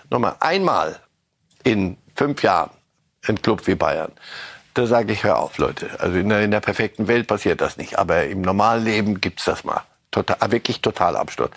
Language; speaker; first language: German; native; German